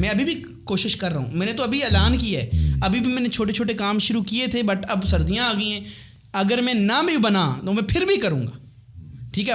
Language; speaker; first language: Urdu; non-native, local second language; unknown